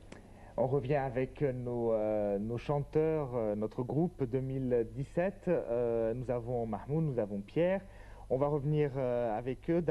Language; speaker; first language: French; native; French